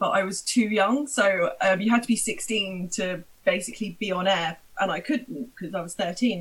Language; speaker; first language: English; native; English